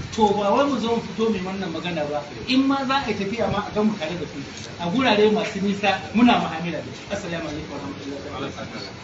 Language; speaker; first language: Hausa; non-native, local second language; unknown